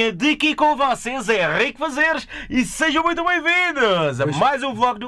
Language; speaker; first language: Portuguese; native; Portuguese